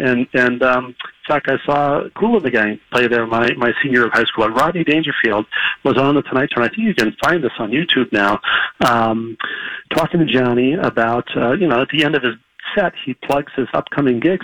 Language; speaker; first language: English; native; English